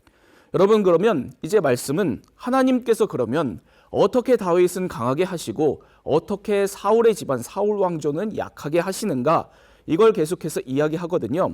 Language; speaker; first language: Korean; native; Korean